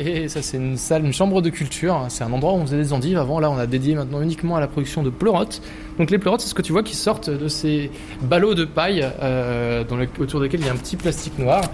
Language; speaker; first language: French; native; French